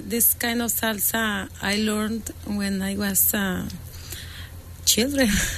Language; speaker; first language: English; non-native, learner; Spanish